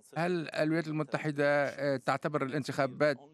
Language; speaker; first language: Arabic; native; Arabic